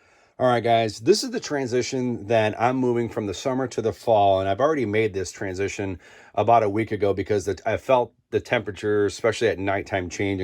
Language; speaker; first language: English; native; English